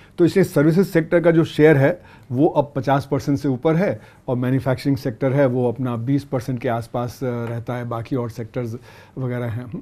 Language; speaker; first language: Hindi; native; Hindi